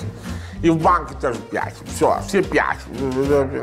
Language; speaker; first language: Ukrainian; non-native, learner; Italian